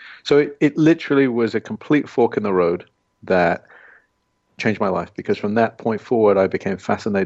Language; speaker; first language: English; native; English